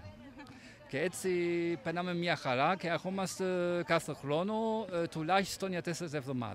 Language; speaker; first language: Greek; non-native, fluent; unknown